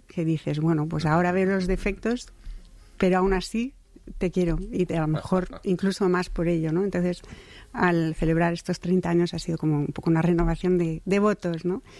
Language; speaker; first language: Spanish; non-native, fluent; French